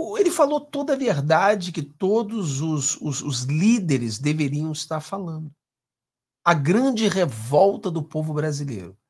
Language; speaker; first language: Portuguese; native; Portuguese